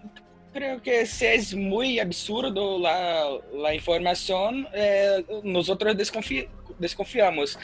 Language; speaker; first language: Spanish; non-native, learner; Portuguese